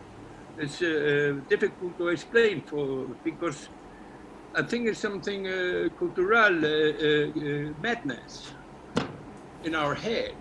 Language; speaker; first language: English; non-native, learner; Icelandic